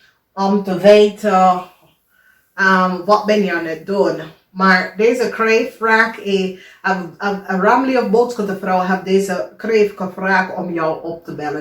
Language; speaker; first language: Dutch; non-native, learner; English